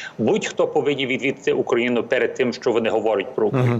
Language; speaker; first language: Ukrainian; early bilingual, heritage; English